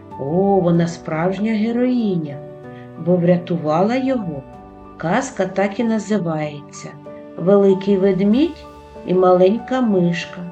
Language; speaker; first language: Ukrainian; native; Ukrainian